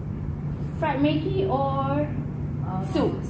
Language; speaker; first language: English; non-native, learner; Malay